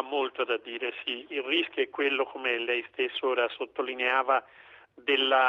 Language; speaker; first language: Italian; native; Italian